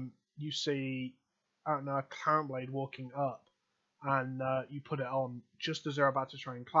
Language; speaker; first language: English; native; English